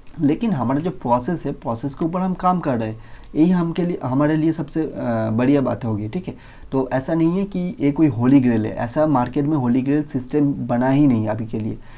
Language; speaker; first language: Hindi; non-native, local second language; Bangla